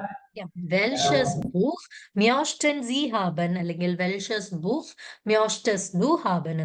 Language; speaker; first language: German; non-native, fluent; Malayalam